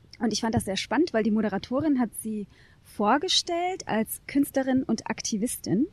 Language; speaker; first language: German; native; German